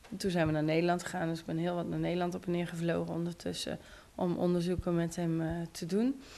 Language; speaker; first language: Dutch; native; Dutch